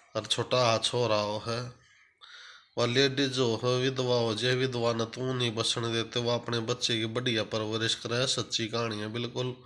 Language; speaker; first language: Hindi; native; Hindi